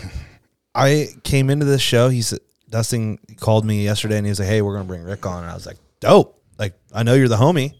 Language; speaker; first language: English; native; English